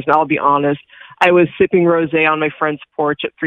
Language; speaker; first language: English; early bilingual, other home language; Hebrew